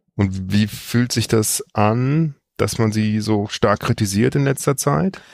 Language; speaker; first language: German; native; German